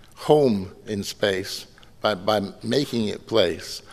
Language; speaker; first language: English; native; English